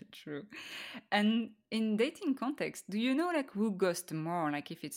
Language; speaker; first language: English; non-native, fluent; French